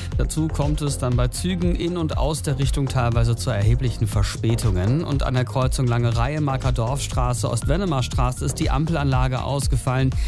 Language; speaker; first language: German; native; German